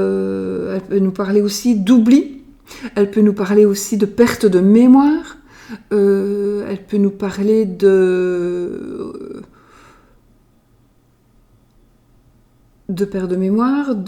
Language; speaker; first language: French; native; French